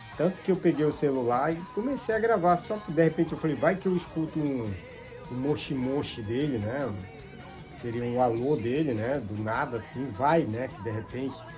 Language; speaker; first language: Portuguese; native; Portuguese